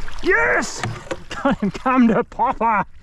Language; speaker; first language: English; native; English